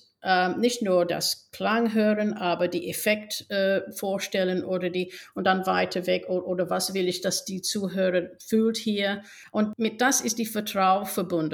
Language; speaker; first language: German; non-native, fluent; English